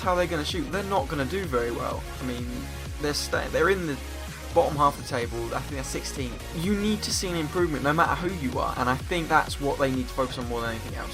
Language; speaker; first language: English; native; English